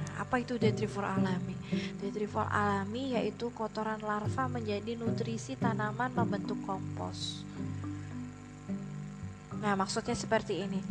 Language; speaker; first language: Indonesian; native; Indonesian